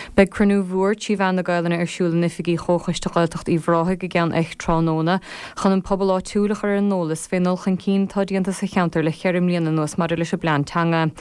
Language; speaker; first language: Irish; native; Irish